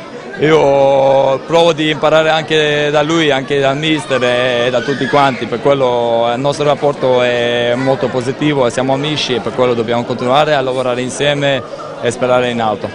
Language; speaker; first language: Italian; non-native, fluent; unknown